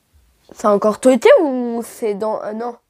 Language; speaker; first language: French; native; French